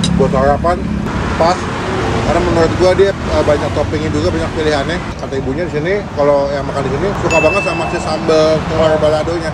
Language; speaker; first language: Indonesian; native; Indonesian